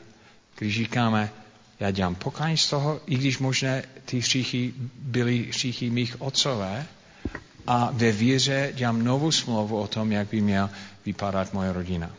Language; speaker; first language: Czech; non-native, fluent; English